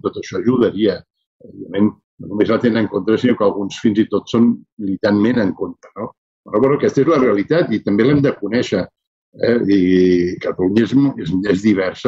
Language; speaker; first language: Catalan; native; Catalan